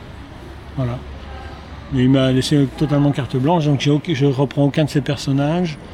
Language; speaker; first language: French; native; French